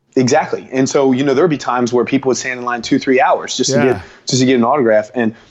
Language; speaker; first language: English; native; English